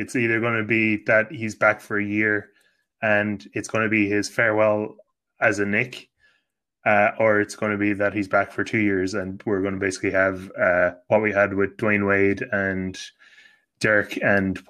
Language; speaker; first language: English; native; English